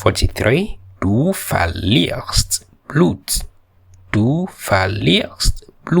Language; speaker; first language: German; non-native, fluent; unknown